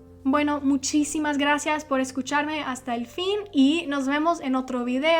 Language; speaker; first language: Spanish; non-native, fluent; English